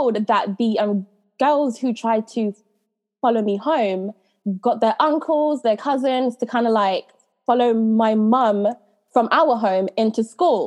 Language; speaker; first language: English; native; English